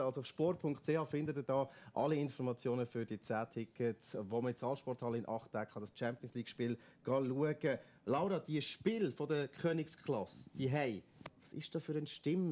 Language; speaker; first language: German; native; German